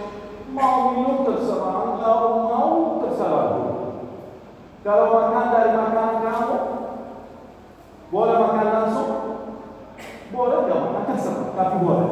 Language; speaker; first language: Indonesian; non-native, learner; Arabic